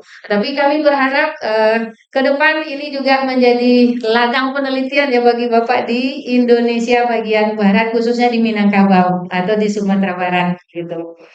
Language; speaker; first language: Indonesian; native; Indonesian